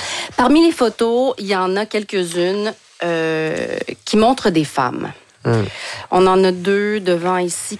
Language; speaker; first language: French; native; French